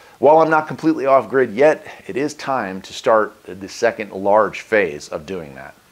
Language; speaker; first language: English; native; English